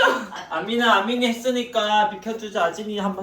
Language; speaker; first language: Korean; native; Korean